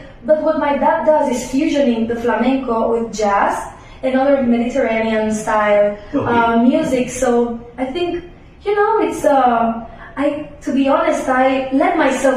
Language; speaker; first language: English; non-native, fluent; Spanish